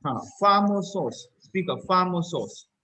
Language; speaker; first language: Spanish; non-native, fluent; Hindi